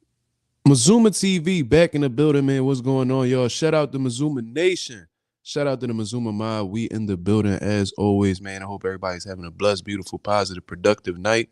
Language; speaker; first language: English; native; English